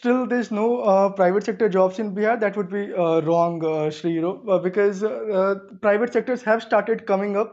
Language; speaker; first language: English; non-native, local second language; Hindi